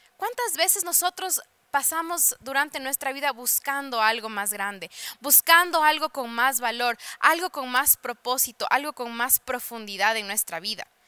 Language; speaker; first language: Spanish; early bilingual, heritage; Spanish